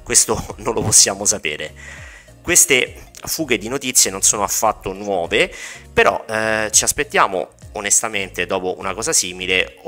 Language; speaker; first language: Italian; native; Italian